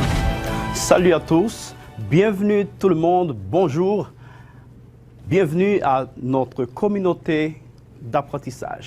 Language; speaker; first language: French; non-native, fluent; Spanish